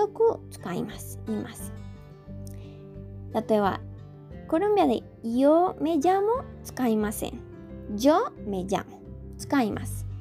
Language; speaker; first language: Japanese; non-native, learner; Spanish